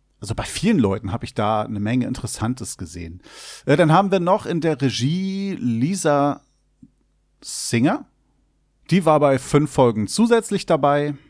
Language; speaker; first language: German; native; German